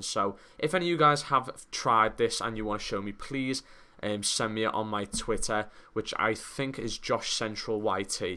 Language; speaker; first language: English; native; English